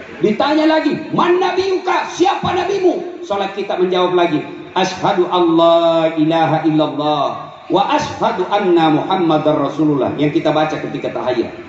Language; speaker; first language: Indonesian; non-native, local second language; Buginese